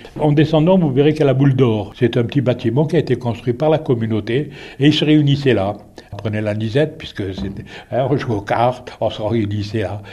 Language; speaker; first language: French; native; French